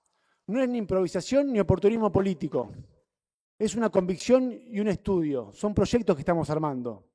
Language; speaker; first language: Spanish; native; Spanish